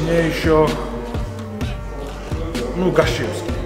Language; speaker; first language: Russian; non-native, fluent; Georgian